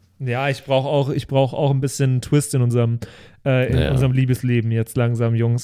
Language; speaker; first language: German; native; German